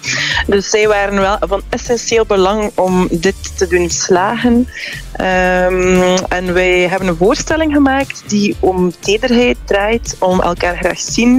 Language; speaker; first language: Dutch; native; Dutch